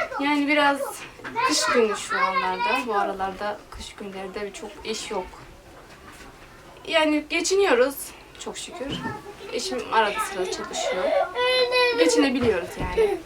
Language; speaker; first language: Turkish; non-native, fluent; Arabic